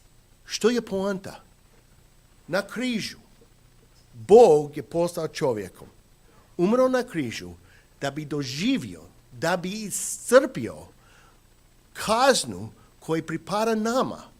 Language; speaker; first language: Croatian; non-native, fluent; English